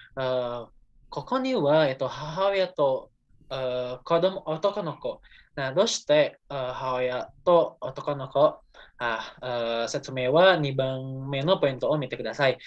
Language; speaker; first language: Japanese; non-native, learner; Indonesian